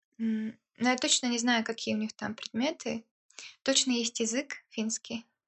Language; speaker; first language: Russian; early bilingual, heritage; Russian